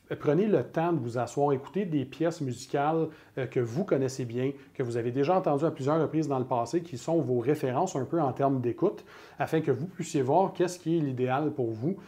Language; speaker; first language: French; native; French